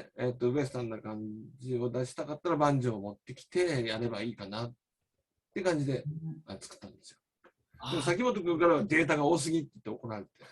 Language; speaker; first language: Japanese; native; Japanese